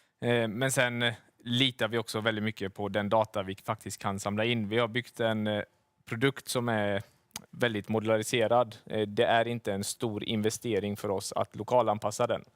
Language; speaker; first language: Swedish; native; Swedish